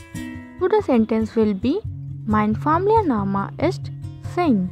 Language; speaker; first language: German; non-native, learner; Hindi